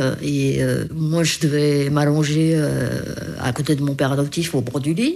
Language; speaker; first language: French; early bilingual, other home language; Korean